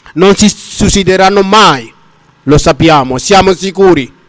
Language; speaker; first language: Italian; non-native, fluent; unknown